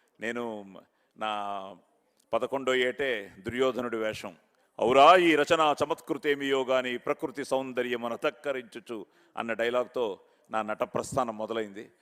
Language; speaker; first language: Telugu; native; Telugu